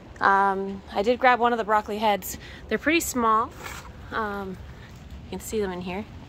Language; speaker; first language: English; native; English